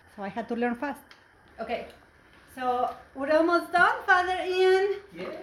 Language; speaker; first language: English; non-native, fluent; Spanish